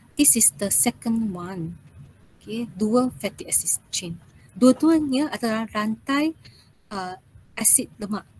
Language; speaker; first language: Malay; non-native, local second language; Chinese